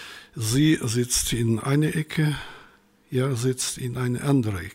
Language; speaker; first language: German; non-native, fluent; Russian